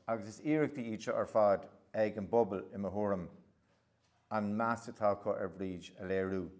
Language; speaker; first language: Irish; non-native, local second language; English